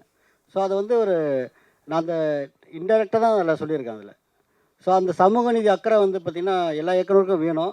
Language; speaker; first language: Tamil; native; Tamil